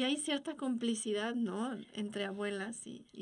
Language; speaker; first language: Spanish; native; Spanish